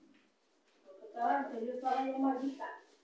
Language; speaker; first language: Spanish; native; Spanish